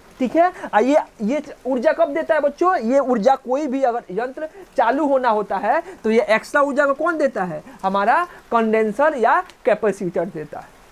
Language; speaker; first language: Hindi; native; Hindi